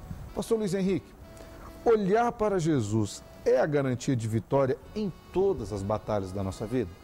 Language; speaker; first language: Portuguese; native; Portuguese